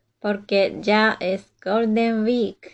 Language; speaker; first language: Spanish; non-native, fluent; Japanese